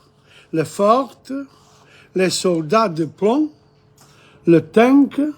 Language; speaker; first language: French; non-native, fluent; English